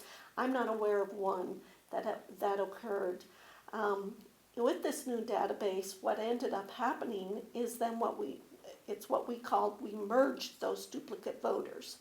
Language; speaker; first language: English; native; English